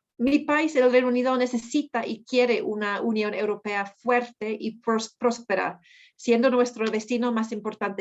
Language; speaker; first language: Spanish; non-native, fluent; English